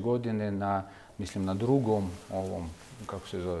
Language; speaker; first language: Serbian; non-native, fluent; Russian